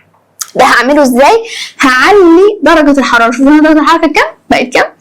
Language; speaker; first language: Arabic; native; Arabic